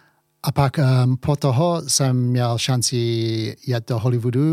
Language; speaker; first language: Czech; early bilingual, heritage; English